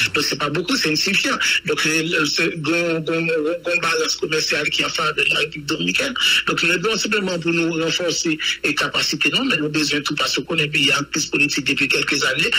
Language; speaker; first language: French; non-native, local second language; Haitian Creole